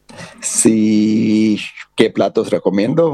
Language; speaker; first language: Spanish; non-native, fluent; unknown